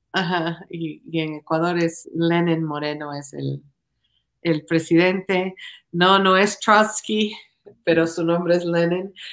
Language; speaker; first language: Spanish; native; Spanish